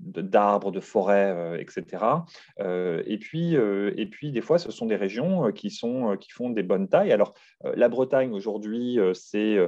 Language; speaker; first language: French; native; French